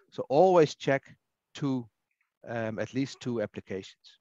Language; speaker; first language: English; non-native, fluent; Dutch